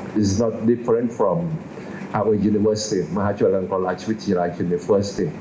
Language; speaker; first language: English; non-native, fluent; Thai